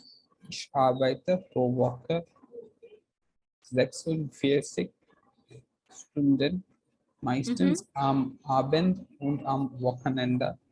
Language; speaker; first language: German; non-native, learner; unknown